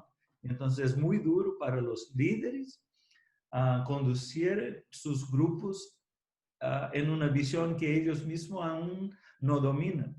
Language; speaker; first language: Spanish; non-native, fluent; Portuguese